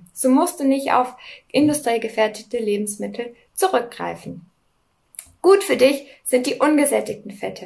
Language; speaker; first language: German; native; German